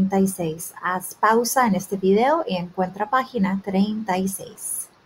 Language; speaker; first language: Spanish; early bilingual, heritage; Spanish